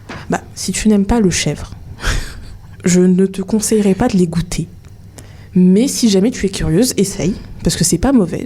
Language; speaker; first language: French; native; French